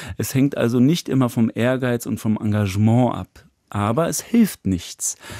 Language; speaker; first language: German; native; German